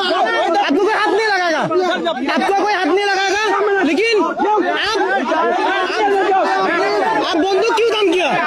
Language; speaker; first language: Hindi; non-native, learner; Bangla